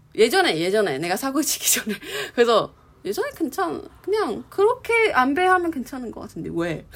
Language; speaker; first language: Korean; non-native, learner; Chinese